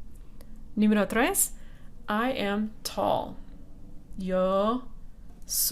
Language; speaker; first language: Spanish; non-native, fluent; English